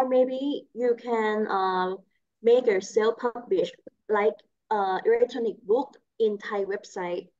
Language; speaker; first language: English; non-native, learner; Thai